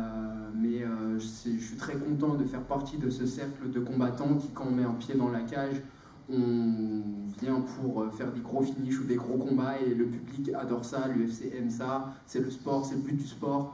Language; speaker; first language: French; native; French